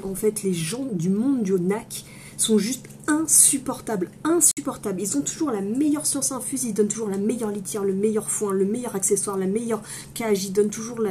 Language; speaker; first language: French; native; French